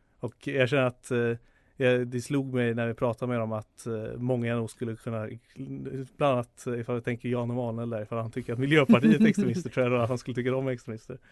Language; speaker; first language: Swedish; native; Swedish